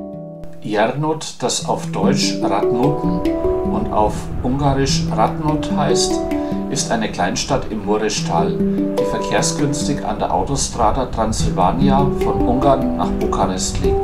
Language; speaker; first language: German; native; German